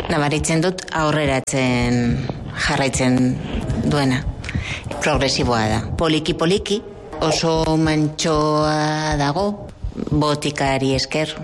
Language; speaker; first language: Basque; non-native, local second language; Spanish